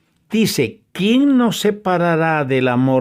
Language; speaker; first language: Spanish; native; Spanish